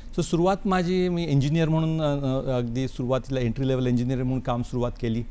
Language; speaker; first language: Marathi; native; Marathi